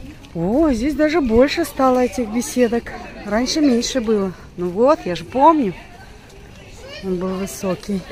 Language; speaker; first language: Russian; native; Russian